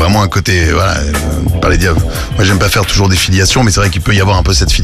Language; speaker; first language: French; native; French